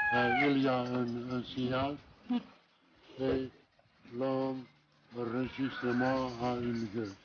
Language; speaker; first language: French; non-native, learner; Dutch